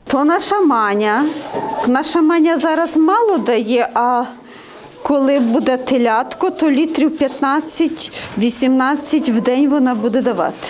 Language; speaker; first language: Ukrainian; native; Ukrainian